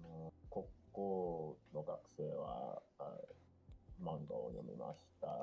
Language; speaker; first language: Japanese; non-native, learner; English